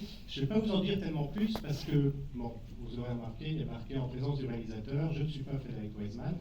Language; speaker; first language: French; native; French